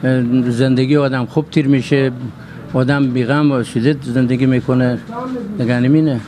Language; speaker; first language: Persian; native; Persian